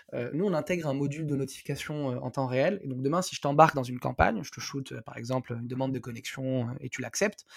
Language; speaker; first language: French; non-native, local second language; Arabic